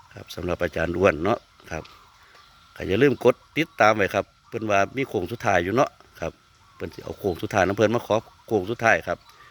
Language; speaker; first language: Thai; native; Thai